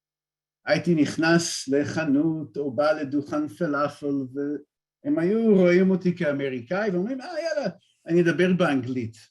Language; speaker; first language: Hebrew; non-native, fluent; English